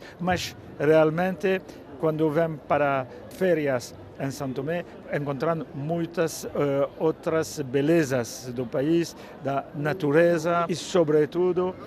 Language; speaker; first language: Portuguese; non-native, fluent; French